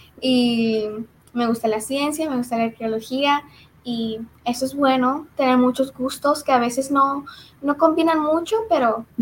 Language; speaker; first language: Spanish; early bilingual, heritage; Spanish